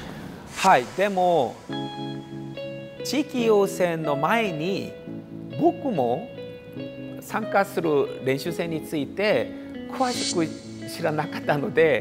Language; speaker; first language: Japanese; non-native, learner; Korean